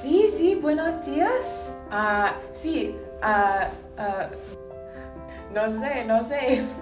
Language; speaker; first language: Spanish; non-native, learner; English